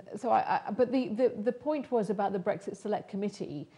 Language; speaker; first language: English; native; English